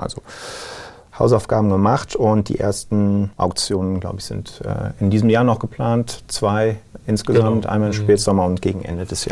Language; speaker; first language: German; native; German